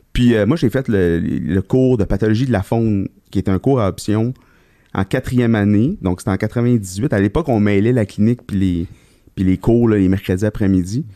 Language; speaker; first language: French; native; French